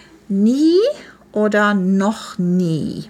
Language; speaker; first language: German; non-native, fluent; English